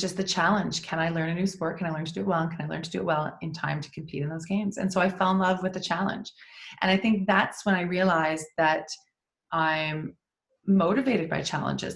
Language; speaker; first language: English; native; English